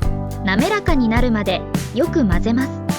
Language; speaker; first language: Japanese; native; Japanese